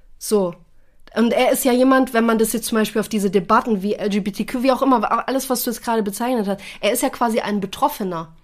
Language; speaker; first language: German; native; German